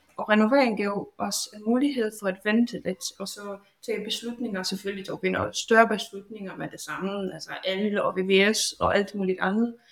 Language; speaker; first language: Danish; non-native, fluent; Polish